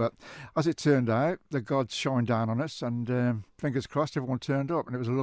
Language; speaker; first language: English; native; English